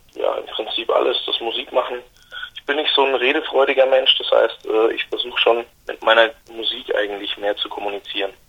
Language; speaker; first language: German; native; German